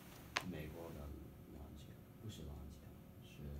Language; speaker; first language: Chinese; non-native, learner; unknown